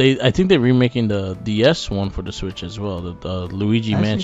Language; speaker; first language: English; native; English